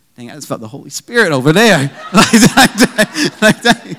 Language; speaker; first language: English; native; English